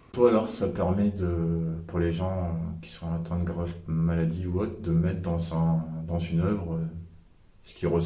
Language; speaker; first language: French; native; French